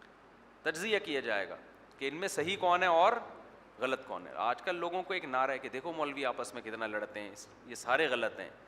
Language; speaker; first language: Urdu; native; Urdu